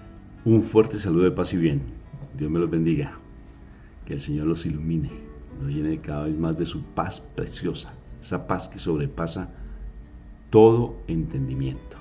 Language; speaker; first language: Spanish; native; Spanish